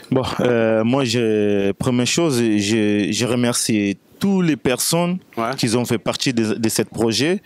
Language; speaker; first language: French; non-native, fluent; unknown